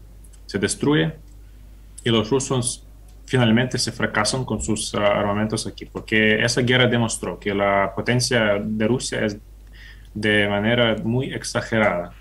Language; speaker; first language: Spanish; non-native, fluent; Ukrainian